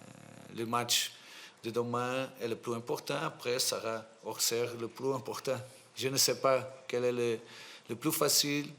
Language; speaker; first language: French; non-native, fluent; Portuguese